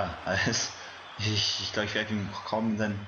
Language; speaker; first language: German; native; German